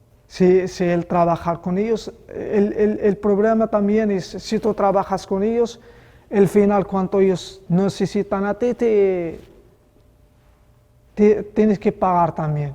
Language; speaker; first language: Spanish; non-native, learner; Arabic